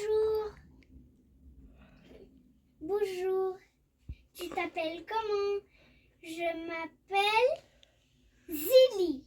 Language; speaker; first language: French; early bilingual, other home language; Bangla